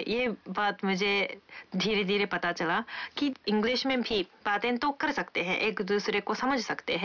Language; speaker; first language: Hindi; non-native, fluent; Japanese